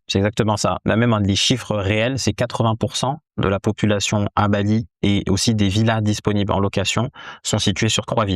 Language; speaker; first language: French; native; French